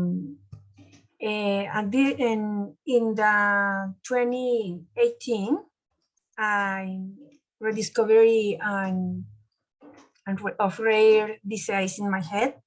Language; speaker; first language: English; non-native, learner; Spanish